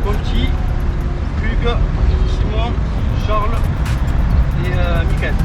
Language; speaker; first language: French; native; French